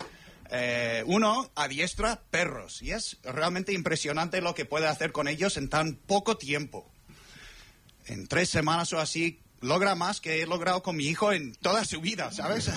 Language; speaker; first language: Spanish; non-native, fluent; English